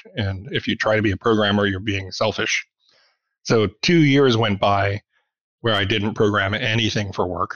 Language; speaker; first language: English; native; English